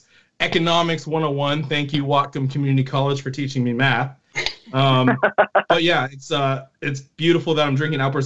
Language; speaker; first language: English; native; English